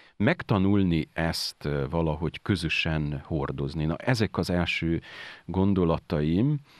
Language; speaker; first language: Hungarian; native; Hungarian